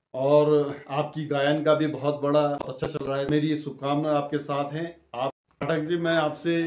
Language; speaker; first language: Hindi; native; Hindi